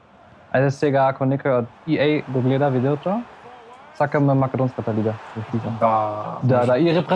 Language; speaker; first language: Macedonian; early bilingual, heritage; German